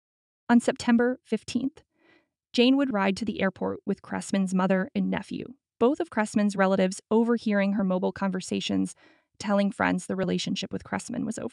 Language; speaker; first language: English; native; English